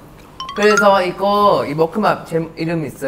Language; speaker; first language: Korean; non-native, fluent; Thai